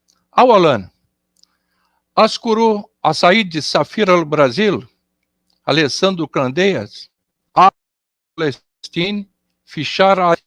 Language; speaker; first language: Arabic; non-native, fluent; Portuguese